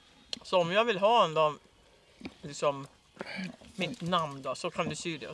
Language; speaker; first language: Swedish; native; Swedish